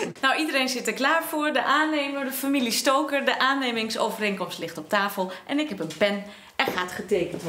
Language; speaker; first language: Dutch; native; Dutch